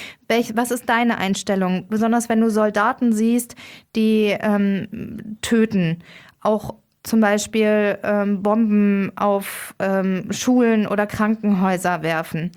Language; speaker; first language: German; native; German